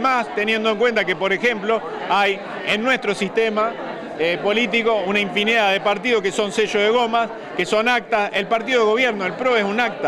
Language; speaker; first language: Spanish; native; Spanish